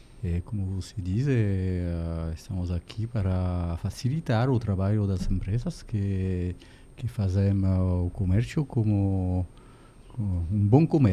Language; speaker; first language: Portuguese; non-native, learner; French